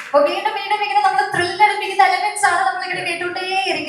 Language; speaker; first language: Malayalam; native; Malayalam